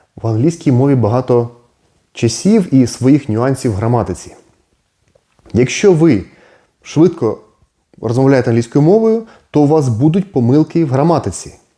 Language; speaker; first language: Ukrainian; non-native, local second language; Russian